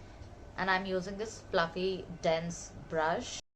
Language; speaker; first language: English; non-native, local second language; Hindi